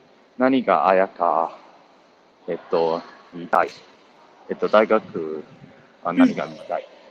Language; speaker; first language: Japanese; non-native, learner; English